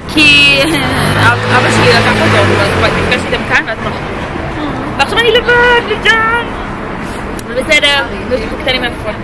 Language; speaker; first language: Hebrew; native; Hebrew